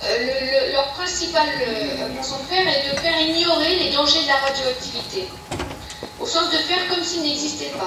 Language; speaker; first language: French; native; French